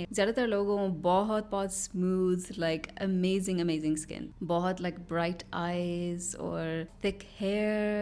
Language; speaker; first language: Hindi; non-native, learner; English